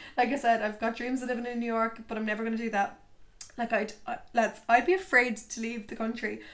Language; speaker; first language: English; native; English